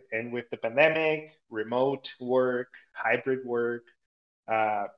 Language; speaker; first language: English; non-native, fluent; Portuguese